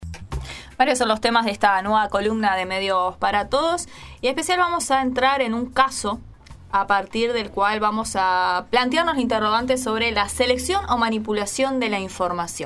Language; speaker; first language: Spanish; native; Spanish